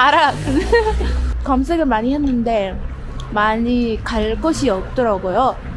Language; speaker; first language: Korean; non-native, fluent; Arabic